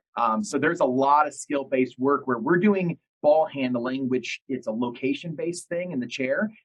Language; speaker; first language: English; native; English